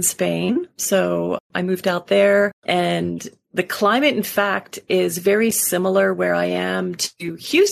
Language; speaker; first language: English; native; English